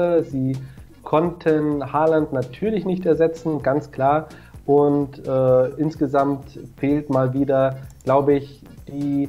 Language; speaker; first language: German; native; German